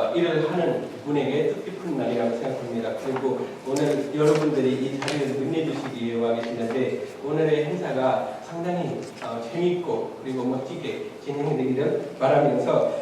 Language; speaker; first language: Korean; non-native, fluent; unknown